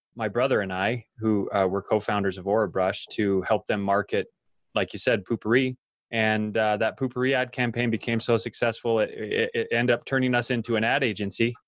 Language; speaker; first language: English; native; English